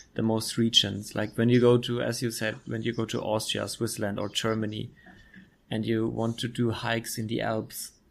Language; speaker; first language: English; non-native, fluent; German